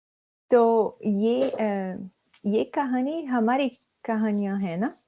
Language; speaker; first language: Hindi; non-native, learner; Portuguese